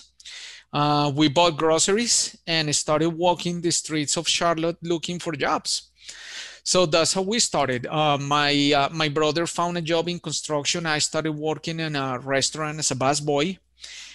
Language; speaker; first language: English; non-native, fluent; Spanish